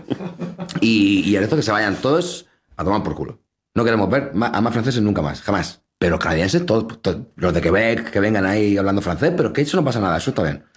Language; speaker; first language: Spanish; native; Spanish